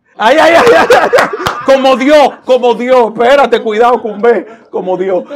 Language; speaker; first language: Spanish; native; Spanish